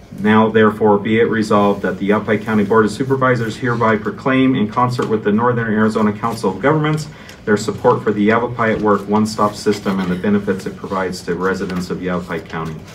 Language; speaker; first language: English; native; English